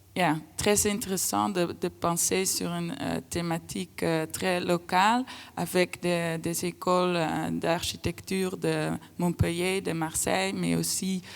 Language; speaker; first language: French; non-native, fluent; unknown